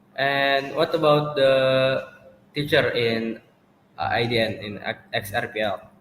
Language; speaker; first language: English; non-native, fluent; Indonesian